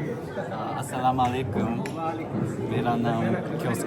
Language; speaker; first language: Hindi; non-native, learner; Japanese